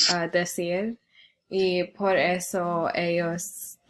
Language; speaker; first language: Spanish; non-native, learner; English